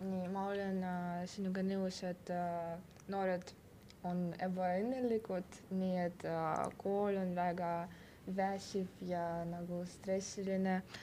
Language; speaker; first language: Estonian; non-native, local second language; Russian